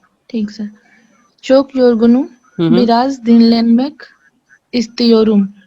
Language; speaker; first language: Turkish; non-native, learner; Urdu